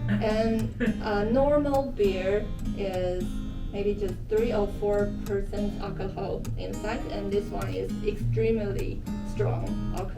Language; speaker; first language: English; non-native, learner; Chinese